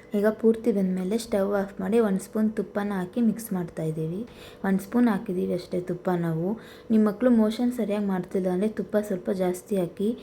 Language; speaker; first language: Kannada; native; Kannada